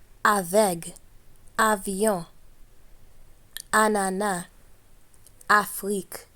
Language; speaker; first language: Haitian Creole; early bilingual, heritage; Haitian Creole